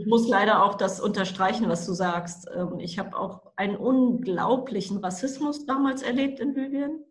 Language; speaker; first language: German; native; German